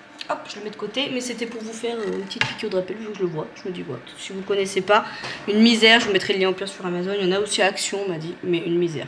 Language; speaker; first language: French; native; French